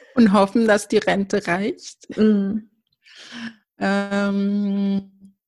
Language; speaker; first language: German; early bilingual, other home language; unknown